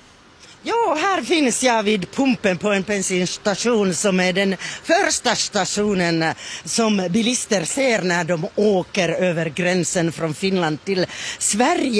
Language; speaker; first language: Swedish; non-native, fluent; Finnish